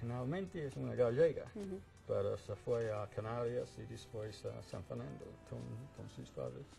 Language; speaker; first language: Spanish; non-native, fluent; English